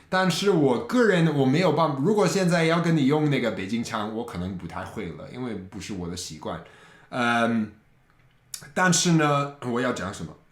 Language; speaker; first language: Chinese; non-native, fluent; English